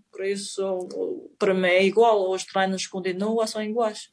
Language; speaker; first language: Portuguese; non-native, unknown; Chinese